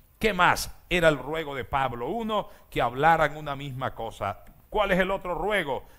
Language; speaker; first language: Spanish; native; Spanish